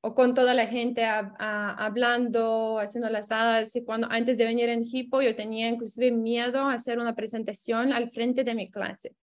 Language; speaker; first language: Spanish; non-native, fluent; Lithuanian